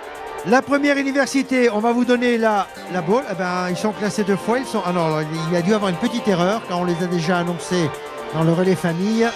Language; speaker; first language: French; native; French